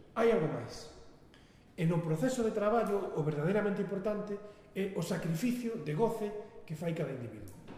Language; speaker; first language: Galician; non-native, local second language; Spanish